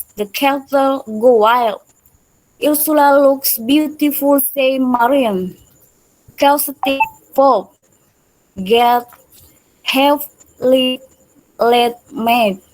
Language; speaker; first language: English; non-native, learner; Indonesian